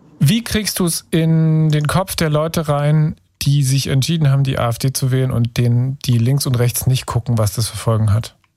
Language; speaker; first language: German; native; German